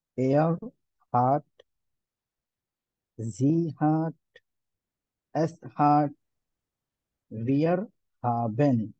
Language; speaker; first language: German; non-native, learner; Hindi